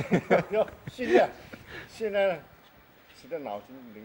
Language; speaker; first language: Chinese; native; Chinese